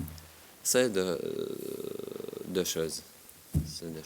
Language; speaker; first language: French; non-native, learner; Russian